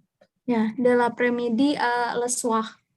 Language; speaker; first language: French; non-native, learner; Indonesian